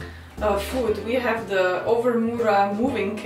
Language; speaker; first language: English; non-native, learner; Slovenian